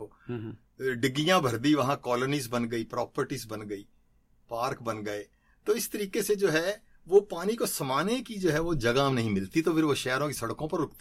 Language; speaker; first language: Hindi; native; Hindi